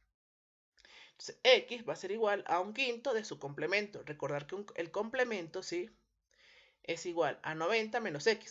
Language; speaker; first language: Spanish; native; Spanish